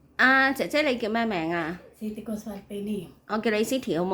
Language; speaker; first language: Cantonese; native; Cantonese